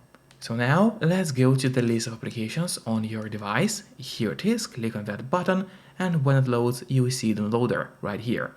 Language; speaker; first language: English; non-native, fluent; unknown